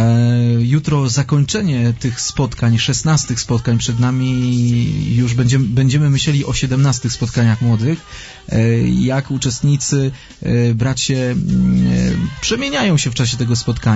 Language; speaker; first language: Polish; native; Polish